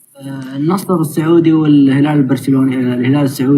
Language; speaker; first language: Arabic; native; Arabic